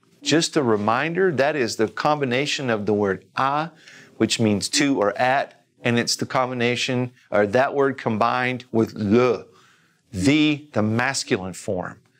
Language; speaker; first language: English; native; English